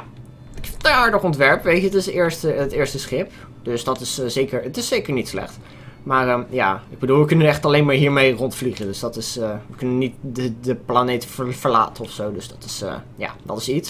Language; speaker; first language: Dutch; native; Dutch